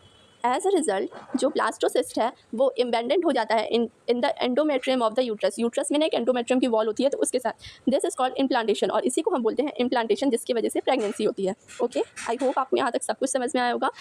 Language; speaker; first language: Hindi; native; Hindi